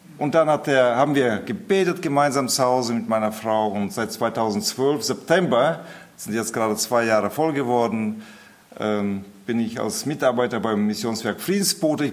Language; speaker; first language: German; early bilingual, heritage; German